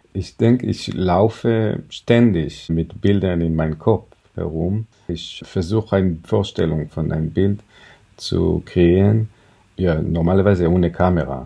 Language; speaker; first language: German; non-native, fluent; Hebrew